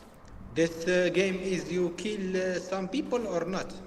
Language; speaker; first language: English; non-native, learner; Hindi